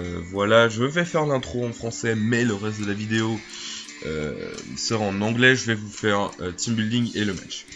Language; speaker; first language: French; native; French